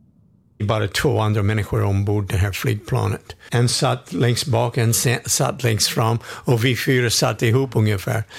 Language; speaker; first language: Swedish; non-native, fluent; English